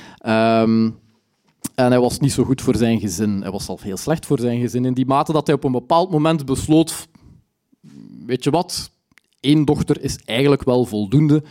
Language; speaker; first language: Dutch; native; Dutch